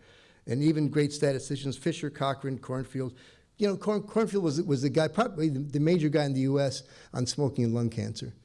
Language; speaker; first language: English; native; English